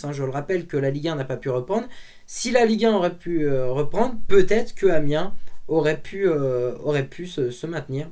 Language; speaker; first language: French; native; French